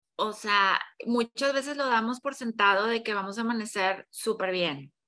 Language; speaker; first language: Spanish; native; Spanish